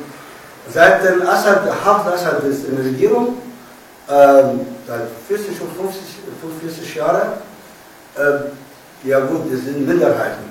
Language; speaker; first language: German; non-native, learner; Arabic